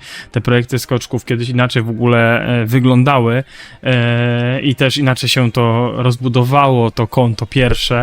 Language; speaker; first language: Polish; native; Polish